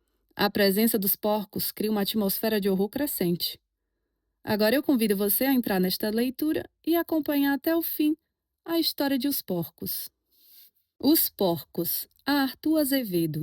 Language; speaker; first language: Portuguese; native; Portuguese